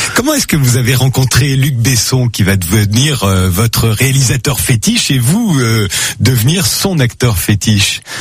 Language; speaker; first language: French; native; French